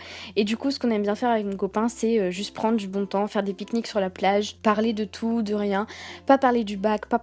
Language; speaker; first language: French; native; French